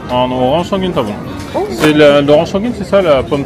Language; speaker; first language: French; non-native, fluent; Japanese